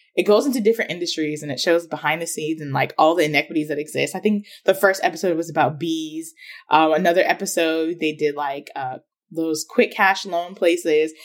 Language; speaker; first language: English; early bilingual, other home language; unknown